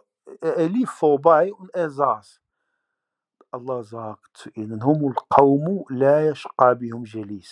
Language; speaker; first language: German; non-native, fluent; Arabic